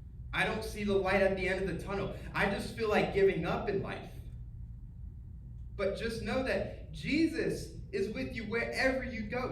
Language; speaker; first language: English; native; English